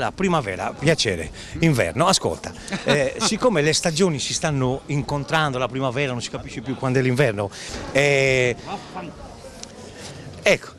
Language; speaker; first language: Italian; native; Italian